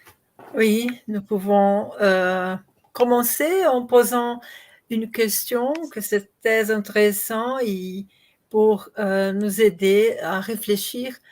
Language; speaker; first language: French; non-native, learner; Portuguese